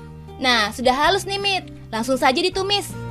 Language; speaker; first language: Indonesian; native; Indonesian